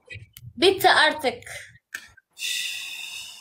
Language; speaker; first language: Turkish; non-native, learner; Arabic